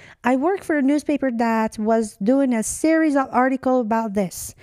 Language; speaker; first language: English; non-native, fluent; Persian